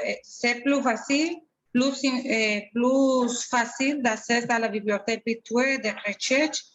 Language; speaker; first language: French; non-native, learner; Spanish